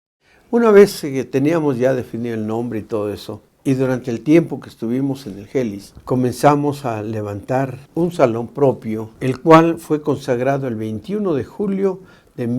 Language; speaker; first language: Spanish; native; Spanish